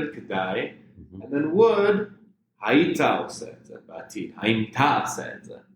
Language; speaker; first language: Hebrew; non-native, fluent; English